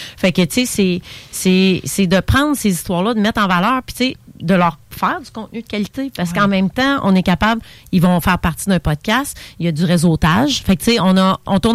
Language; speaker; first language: French; native; French